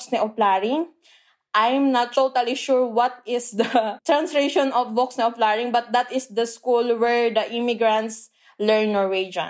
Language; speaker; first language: English; non-native, local second language; Filipino